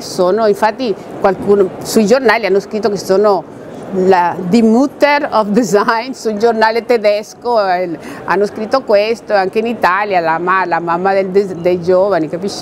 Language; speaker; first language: Italian; non-native, fluent; Spanish